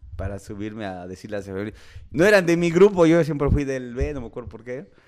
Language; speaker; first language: Spanish; native; Spanish